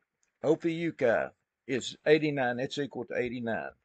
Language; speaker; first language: English; native; English